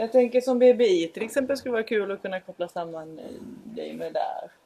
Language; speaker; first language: Swedish; native; Swedish